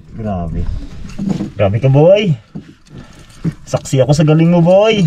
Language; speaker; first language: Filipino; non-native, local second language; Hiligaynon